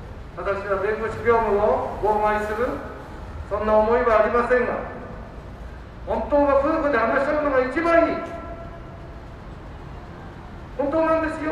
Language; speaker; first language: Japanese; native; Japanese